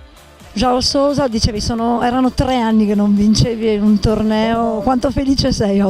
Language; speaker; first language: Italian; native; Italian